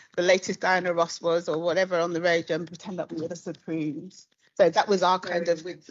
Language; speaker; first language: English; native; English